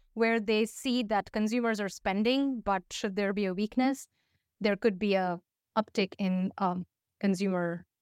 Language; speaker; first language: English; non-native, fluent; Hindi